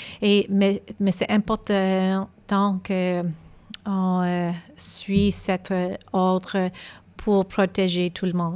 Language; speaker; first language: French; non-native, local second language; English